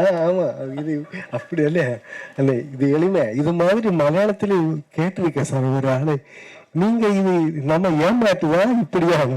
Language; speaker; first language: Tamil; non-native, learner; Malayalam